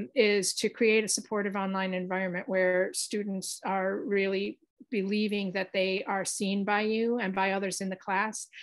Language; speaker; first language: English; early bilingual, other home language; Spanish